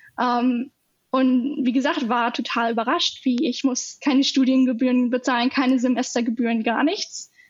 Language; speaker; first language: German; native; German